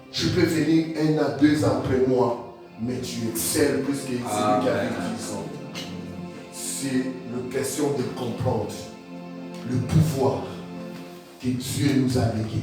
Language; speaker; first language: French; non-native, local second language; Lingala